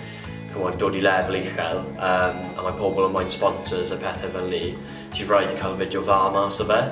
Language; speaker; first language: Welsh; non-native, local second language; English